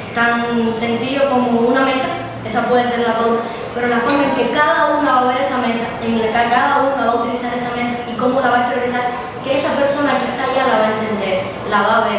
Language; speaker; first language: Spanish; native; Spanish